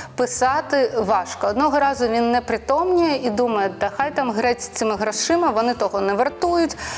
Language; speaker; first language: Ukrainian; non-native, local second language; Russian